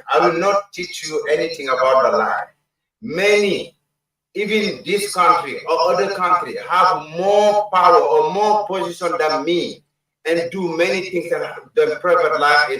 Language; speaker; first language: English; non-native, learner; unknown